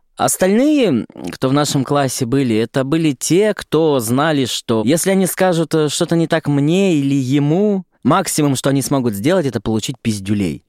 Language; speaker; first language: Russian; native; Russian